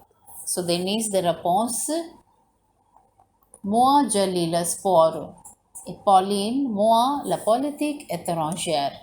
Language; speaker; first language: French; non-native, learner; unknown